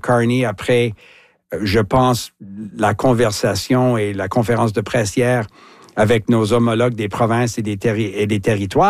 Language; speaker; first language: French; native; French